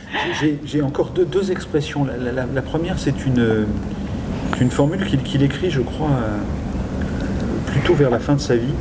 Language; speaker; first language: French; native; French